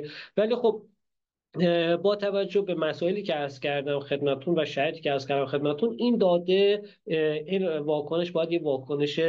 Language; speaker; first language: Persian; native; Persian